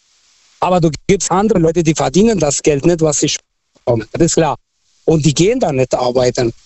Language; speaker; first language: German; non-native, fluent; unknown